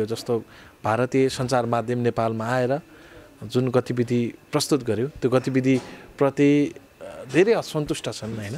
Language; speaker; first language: Nepali; native; Nepali